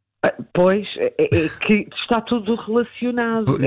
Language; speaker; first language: Portuguese; native; Portuguese